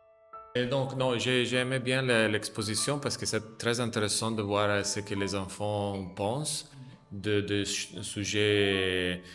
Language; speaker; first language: French; non-native, fluent; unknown